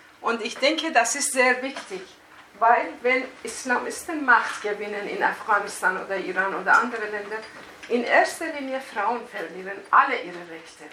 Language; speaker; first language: German; non-native, fluent; Persian